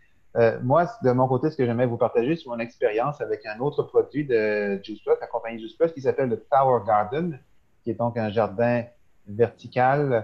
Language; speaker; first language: French; native; French